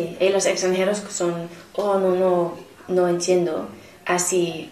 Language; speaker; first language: Spanish; non-native, learner; English